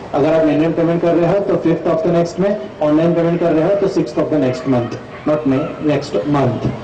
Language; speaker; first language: Hindi; non-native, local second language; Sindhi